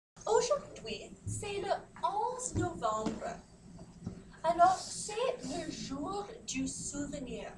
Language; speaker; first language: French; non-native, fluent; English